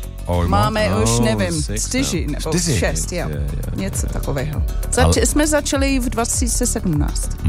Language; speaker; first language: Czech; non-native, fluent; English